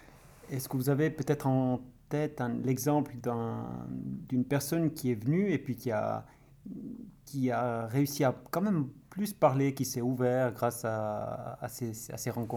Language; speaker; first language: French; native; French